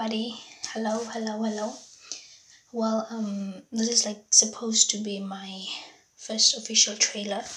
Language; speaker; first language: English; non-native, local second language; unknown